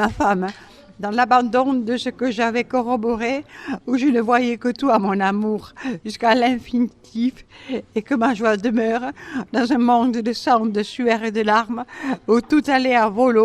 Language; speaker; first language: French; native; French